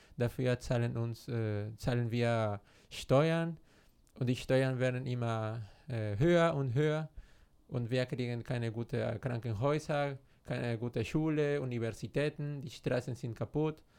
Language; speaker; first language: German; non-native, fluent; Spanish